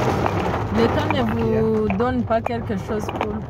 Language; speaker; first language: French; non-native, learner; Kinyarwanda